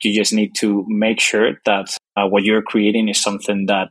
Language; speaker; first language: English; non-native, fluent; Spanish